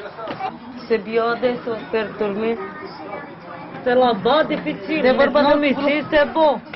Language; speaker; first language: French; non-native, learner; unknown